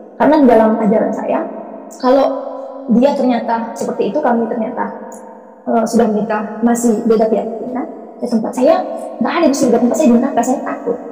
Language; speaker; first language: Indonesian; native; Indonesian